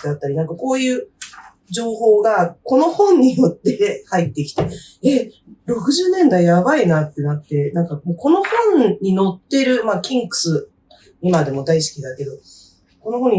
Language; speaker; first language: Japanese; native; Japanese